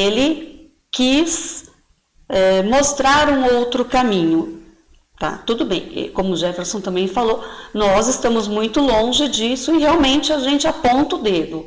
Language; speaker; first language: Portuguese; native; Portuguese